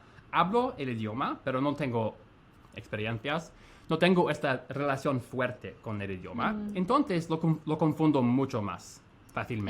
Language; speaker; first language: Spanish; non-native, fluent; English